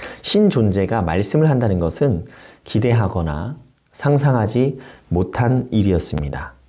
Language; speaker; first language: Korean; native; Korean